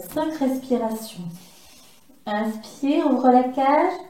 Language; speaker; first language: French; native; French